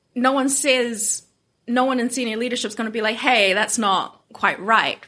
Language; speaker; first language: English; non-native, local second language; Japanese